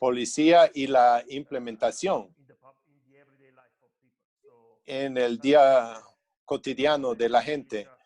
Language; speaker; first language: Spanish; non-native, fluent; English